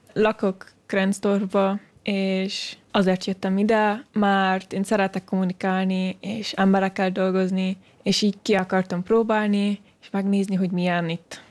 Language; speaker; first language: Hungarian; early bilingual, heritage; German